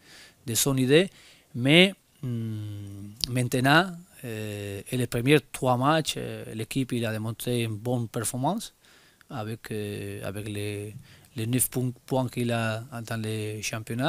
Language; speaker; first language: French; non-native, learner; Spanish